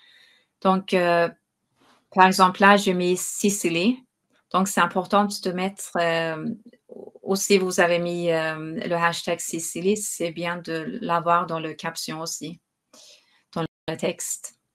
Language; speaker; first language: French; non-native, fluent; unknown